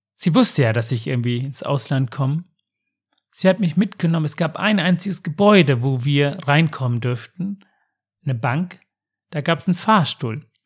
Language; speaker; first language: German; non-native, fluent; Tamil